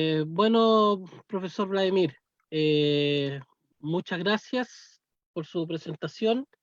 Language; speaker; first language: Spanish; native; Spanish